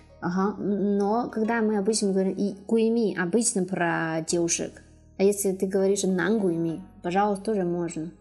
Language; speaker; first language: Russian; non-native, learner; Chinese